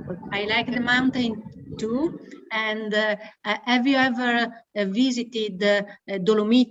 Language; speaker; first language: English; non-native, learner; Italian